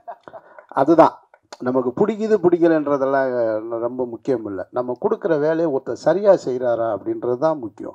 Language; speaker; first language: Tamil; native; Tamil